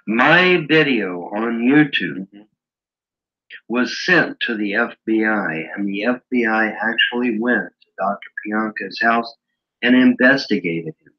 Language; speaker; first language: English; native; English